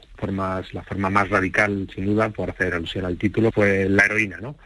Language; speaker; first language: Spanish; native; Spanish